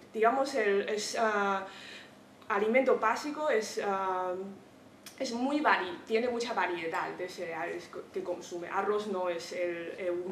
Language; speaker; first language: Spanish; non-native, fluent; Chinese